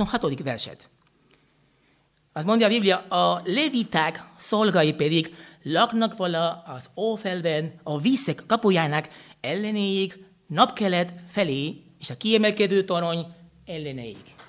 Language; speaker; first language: Hungarian; non-native, fluent; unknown